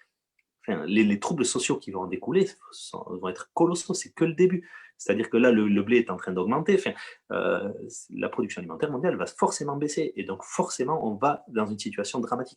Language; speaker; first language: French; native; French